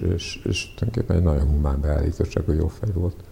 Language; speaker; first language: Hungarian; early bilingual, other home language; Serbian